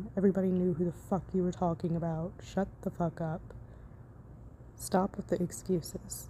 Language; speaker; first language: English; native; English